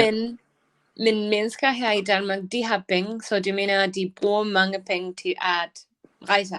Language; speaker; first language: Danish; non-native, learner; Spanish